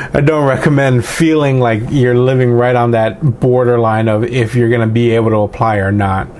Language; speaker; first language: English; native; English